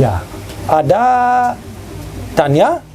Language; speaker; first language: Indonesian; non-native, learner; German